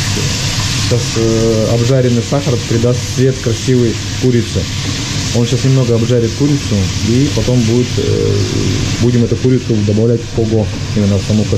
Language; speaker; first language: Russian; native; Russian